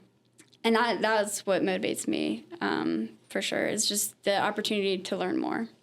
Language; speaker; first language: English; native; English